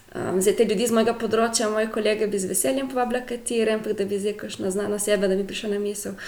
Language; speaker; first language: Slovenian; native; Slovenian